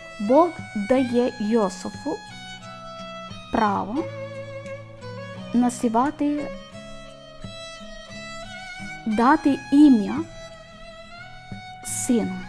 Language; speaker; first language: Ukrainian; non-native, learner; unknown